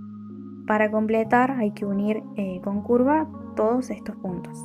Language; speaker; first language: Spanish; native; Spanish